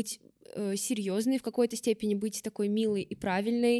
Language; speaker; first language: Russian; native; Russian